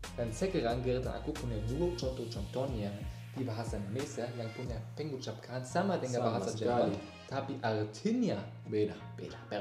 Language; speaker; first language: Indonesian; non-native, learner; German